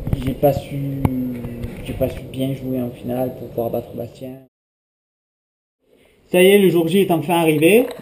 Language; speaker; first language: French; native; French